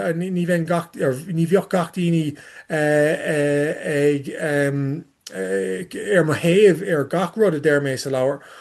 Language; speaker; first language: Irish; non-native, learner; English